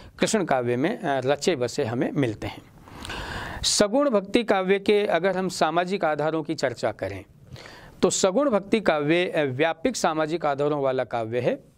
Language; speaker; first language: Hindi; native; Hindi